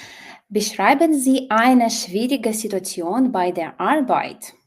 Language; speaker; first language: German; non-native, learner; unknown